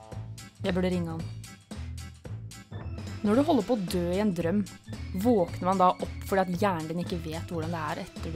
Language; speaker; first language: Norwegian; native; Norwegian